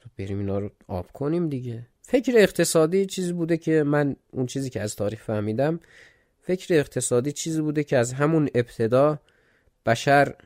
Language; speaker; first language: Persian; non-native, local second language; Azerbaijani